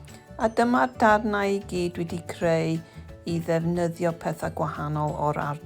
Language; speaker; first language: Welsh; non-native, learner; English